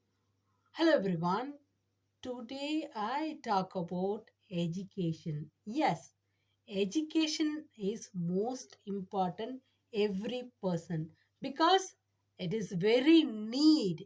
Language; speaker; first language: English; non-native, learner; Tamil